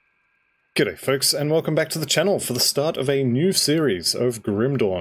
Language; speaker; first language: English; native; English